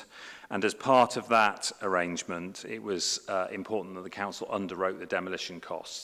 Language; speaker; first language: English; native; English